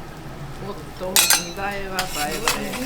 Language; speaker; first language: Japanese; native; Japanese